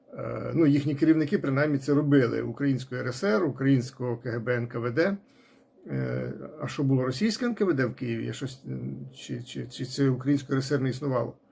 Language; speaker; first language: Ukrainian; non-native, local second language; Russian